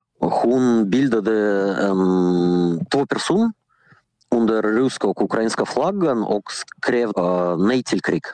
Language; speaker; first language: Swedish; non-native, fluent; Russian